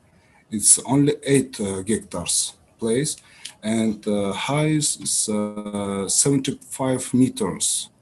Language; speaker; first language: English; non-native, learner; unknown